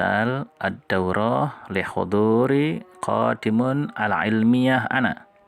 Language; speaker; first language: Arabic; non-native, fluent; Indonesian